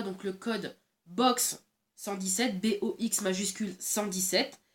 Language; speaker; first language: French; native; French